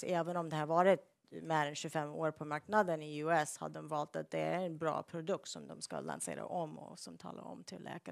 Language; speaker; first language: Swedish; non-native, fluent; English